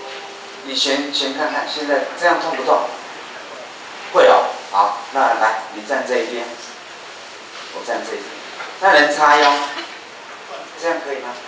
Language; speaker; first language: Chinese; native; Chinese